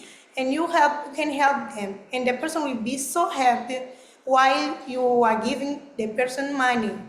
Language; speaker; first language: English; non-native, learner; Portuguese